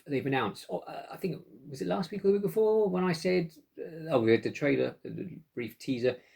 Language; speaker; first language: English; native; English